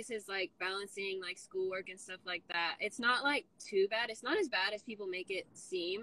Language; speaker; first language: English; native; English